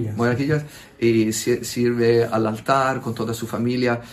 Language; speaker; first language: Spanish; non-native, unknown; Italian